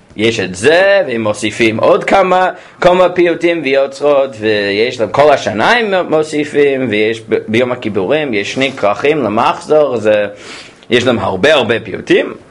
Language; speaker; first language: Hebrew; non-native, fluent; English